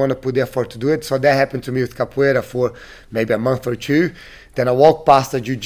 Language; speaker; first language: English; non-native, fluent; Portuguese